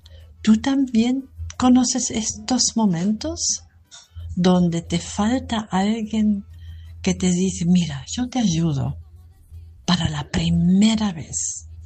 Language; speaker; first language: Spanish; non-native, fluent; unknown